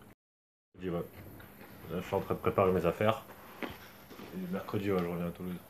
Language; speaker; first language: French; native; French